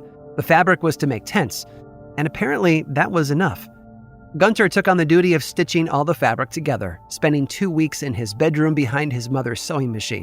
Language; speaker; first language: English; native; English